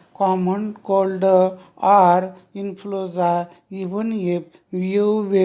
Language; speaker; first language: English; non-native, local second language; Marathi